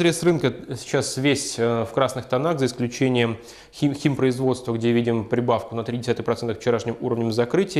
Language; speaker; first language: Russian; native; Russian